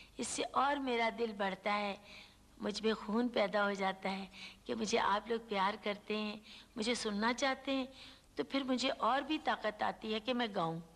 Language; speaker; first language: Urdu; non-native, local second language; Punjabi